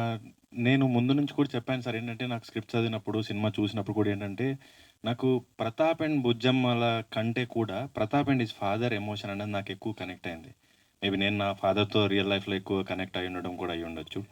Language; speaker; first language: Telugu; native; Telugu